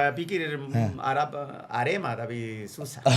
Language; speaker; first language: Indonesian; non-native, fluent; Spanish